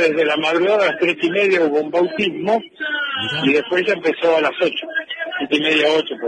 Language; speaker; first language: Spanish; native; Spanish